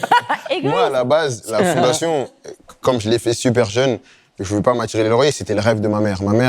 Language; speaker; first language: French; native; French